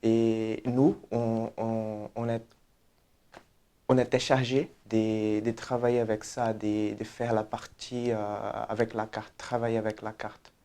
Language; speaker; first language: French; non-native, fluent; Portuguese